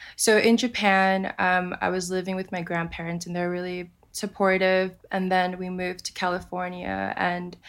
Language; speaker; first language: English; early bilingual, other home language; Japanese